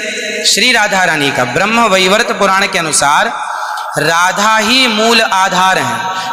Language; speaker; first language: Hindi; native; Hindi